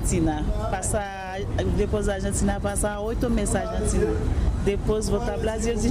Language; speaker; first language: Portuguese; non-native, learner; Haitian Creole